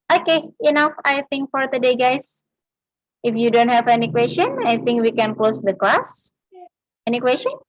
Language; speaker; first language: English; non-native, fluent; Indonesian